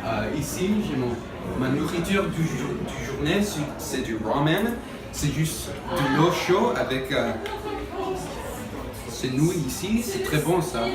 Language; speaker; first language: French; non-native, learner; English